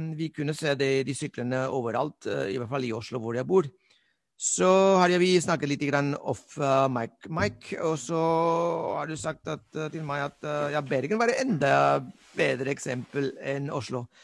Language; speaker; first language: Norwegian; non-native, fluent; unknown